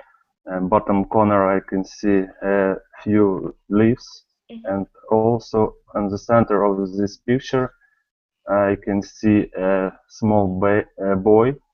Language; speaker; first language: English; non-native, learner; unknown